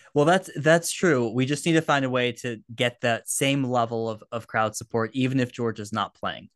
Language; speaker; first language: English; native; English